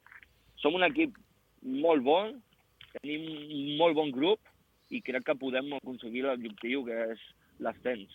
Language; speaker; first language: Catalan; non-native, local second language; Spanish